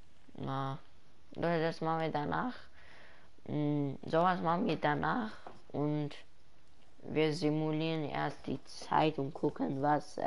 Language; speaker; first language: German; early bilingual, other home language; Persian